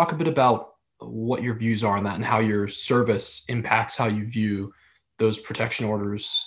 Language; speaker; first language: English; native; English